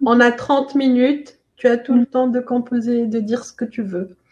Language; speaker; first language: French; non-native, local second language; Arabic